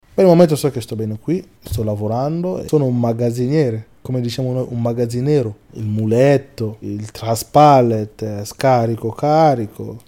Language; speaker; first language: Italian; non-native, fluent; Lingala